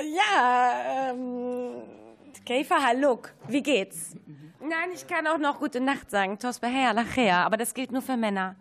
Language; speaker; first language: German; native; German